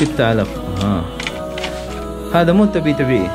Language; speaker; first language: Arabic; non-native, learner; Filipino